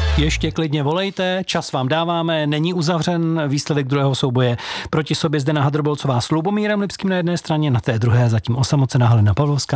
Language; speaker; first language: Czech; native; Czech